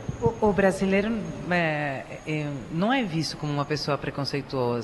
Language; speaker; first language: Portuguese; non-native, fluent; Spanish